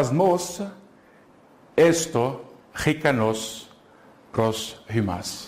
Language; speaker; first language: Greek; non-native, fluent; Portuguese